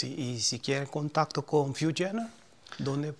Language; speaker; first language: Spanish; non-native, fluent; Papiamento